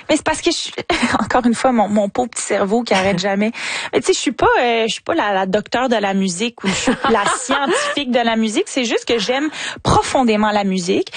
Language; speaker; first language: French; native; French